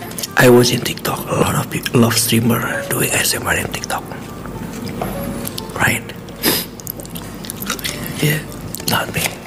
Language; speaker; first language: English; non-native, learner; Indonesian